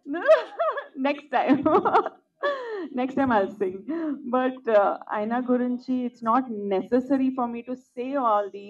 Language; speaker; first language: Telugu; non-native, local second language; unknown